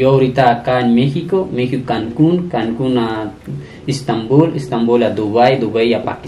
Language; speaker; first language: Spanish; non-native, learner; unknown